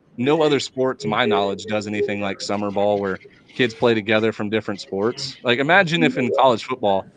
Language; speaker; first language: English; native; English